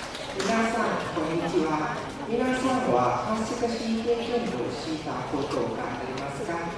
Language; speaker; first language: Japanese; non-native, learner; Lao